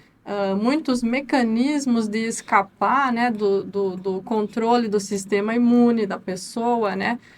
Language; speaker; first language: Portuguese; native; Portuguese